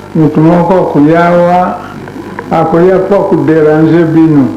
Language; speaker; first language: Lingala; non-native, local second language; Kongo